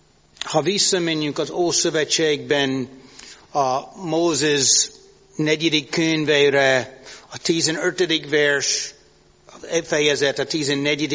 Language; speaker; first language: Hungarian; non-native, learner; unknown